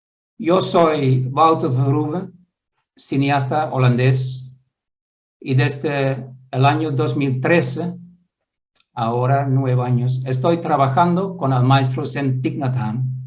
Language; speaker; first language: Spanish; non-native, fluent; Dutch